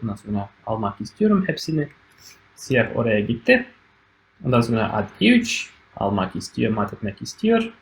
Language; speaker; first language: Turkish; non-native, fluent; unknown